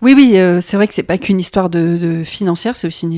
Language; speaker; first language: French; native; French